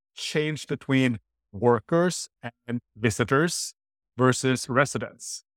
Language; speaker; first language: English; non-native, fluent; Norwegian